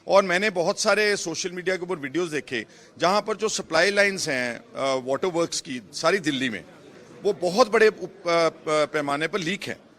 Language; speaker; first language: Hindi; non-native, local second language; Punjabi